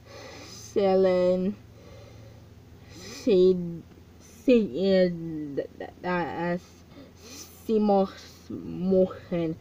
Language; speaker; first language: German; non-native, learner; English